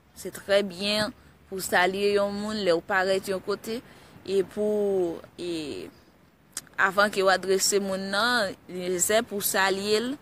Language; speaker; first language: Haitian Creole; early bilingual, heritage; Haitian Creole